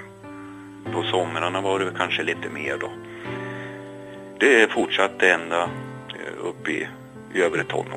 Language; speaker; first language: Swedish; native; Swedish